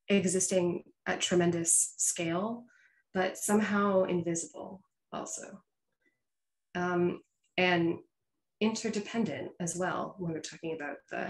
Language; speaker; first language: English; native; English